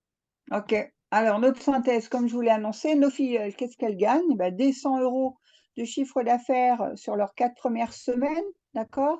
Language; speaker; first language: French; native; French